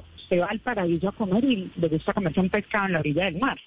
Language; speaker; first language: Spanish; native; Spanish